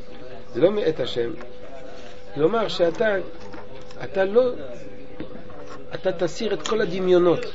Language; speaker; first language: Hebrew; non-native, fluent; French